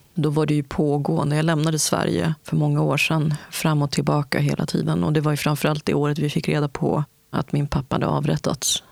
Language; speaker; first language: Swedish; early bilingual, other home language; Kurdish